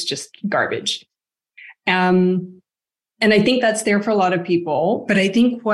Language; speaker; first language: English; native; English